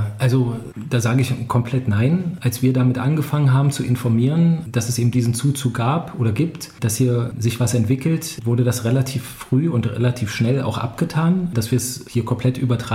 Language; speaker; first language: German; native; German